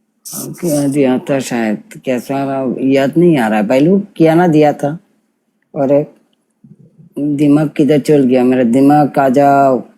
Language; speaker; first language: Hindi; non-native, learner; Bangla